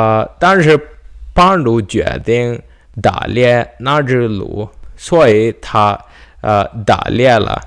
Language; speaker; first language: Chinese; non-native, learner; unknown